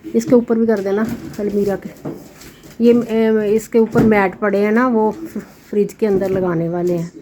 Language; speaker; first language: Hindi; non-native, local second language; Punjabi